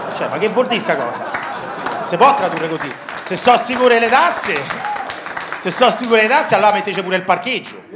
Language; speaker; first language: Italian; native; Italian